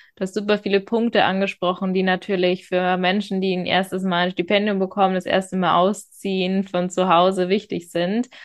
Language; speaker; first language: German; native; German